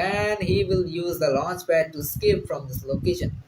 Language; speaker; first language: English; non-native, local second language; Bangla